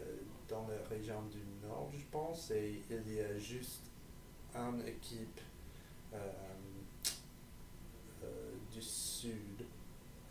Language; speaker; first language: French; non-native, learner; English